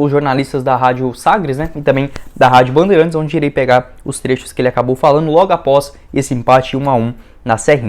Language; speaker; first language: Portuguese; native; Portuguese